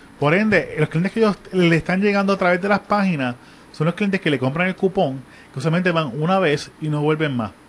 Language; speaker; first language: Spanish; native; Spanish